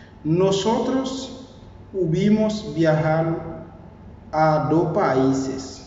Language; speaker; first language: Spanish; non-native, learner; Haitian Creole